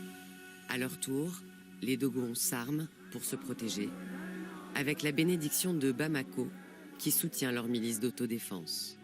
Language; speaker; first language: French; native; French